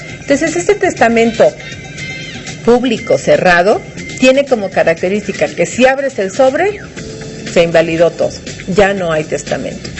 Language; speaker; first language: Spanish; native; Spanish